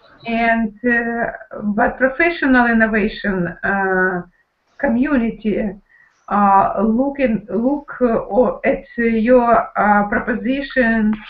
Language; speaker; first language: English; non-native, learner; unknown